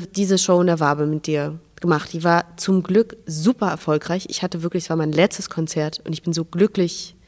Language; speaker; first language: German; non-native, fluent; Belarusian